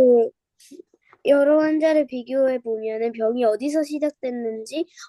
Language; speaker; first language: Korean; native; Korean